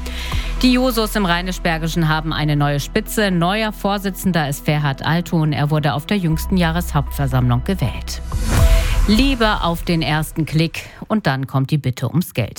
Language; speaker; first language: German; native; German